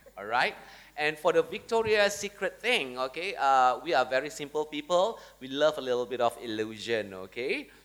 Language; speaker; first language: English; non-native, local second language; Malay